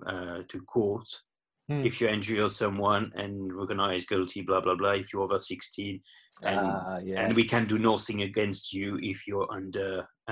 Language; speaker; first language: English; non-native, fluent; French